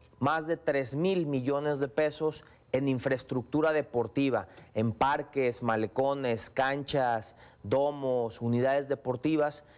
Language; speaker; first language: Spanish; native; Spanish